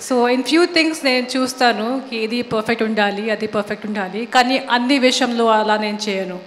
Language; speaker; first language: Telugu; non-native, fluent; Hindi